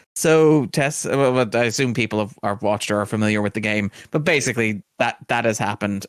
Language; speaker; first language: English; native; English